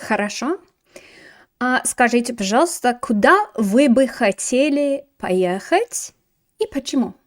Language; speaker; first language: Russian; non-native, fluent; English